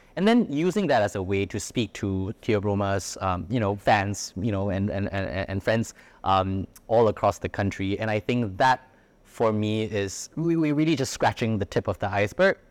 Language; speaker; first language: English; native; English